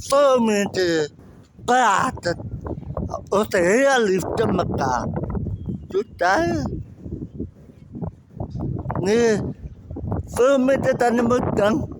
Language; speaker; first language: Dutch; non-native, learner; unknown